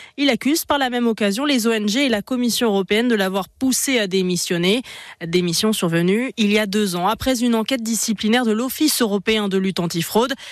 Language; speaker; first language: French; native; French